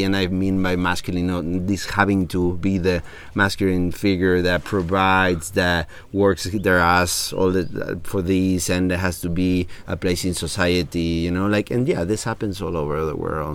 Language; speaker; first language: English; non-native, fluent; Spanish